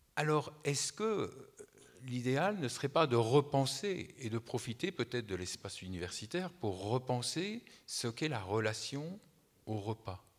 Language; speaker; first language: French; native; French